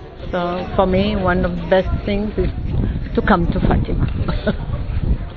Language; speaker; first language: English; non-native, fluent; Portuguese